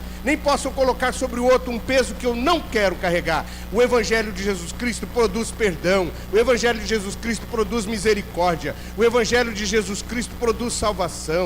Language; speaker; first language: Portuguese; native; Portuguese